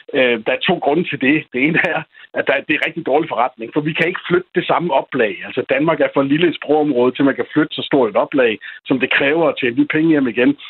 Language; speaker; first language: Danish; native; Danish